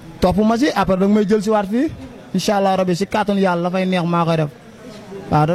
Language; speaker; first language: Wolof; non-native, local second language; Serer